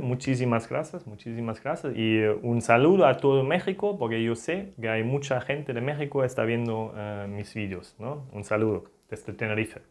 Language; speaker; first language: Spanish; non-native, fluent; German